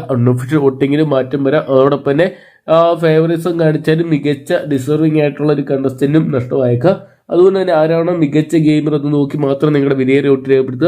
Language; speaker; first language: Malayalam; native; Malayalam